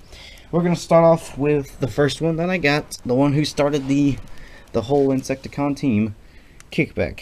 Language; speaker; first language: English; native; English